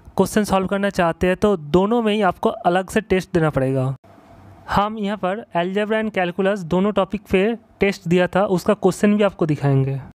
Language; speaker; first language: Hindi; non-native, local second language; Bangla